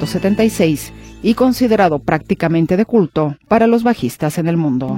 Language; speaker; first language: Spanish; native; Spanish